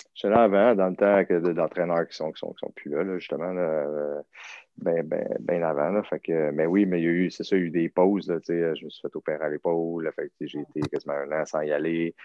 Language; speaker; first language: French; native; French